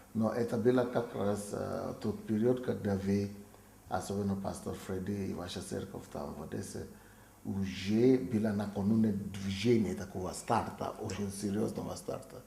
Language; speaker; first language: Russian; non-native, fluent; Yoruba